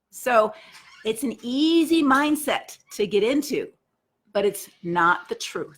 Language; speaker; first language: English; native; English